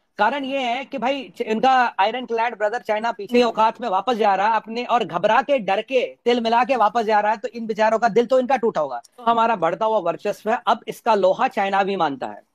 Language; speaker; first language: Hindi; native; Hindi